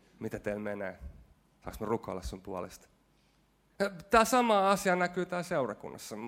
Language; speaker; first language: Finnish; native; Finnish